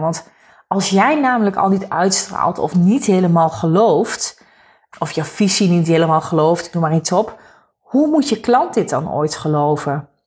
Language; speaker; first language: Dutch; native; Dutch